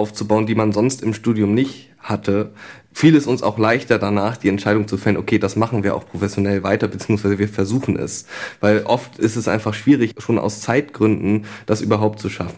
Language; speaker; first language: German; native; German